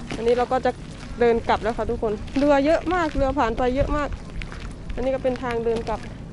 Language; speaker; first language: Thai; native; Thai